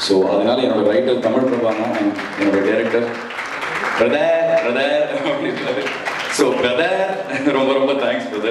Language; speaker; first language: Tamil; native; Tamil